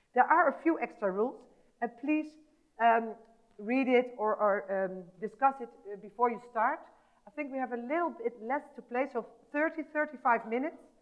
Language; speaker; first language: English; non-native, fluent; Dutch